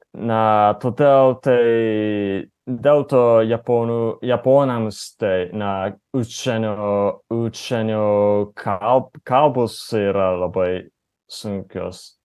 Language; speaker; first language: Lithuanian; non-native, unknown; Japanese